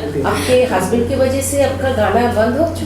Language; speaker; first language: Hindi; non-native, local second language; Bangla